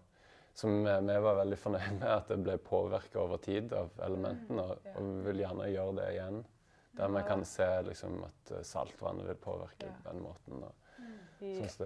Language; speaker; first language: Norwegian; native; Norwegian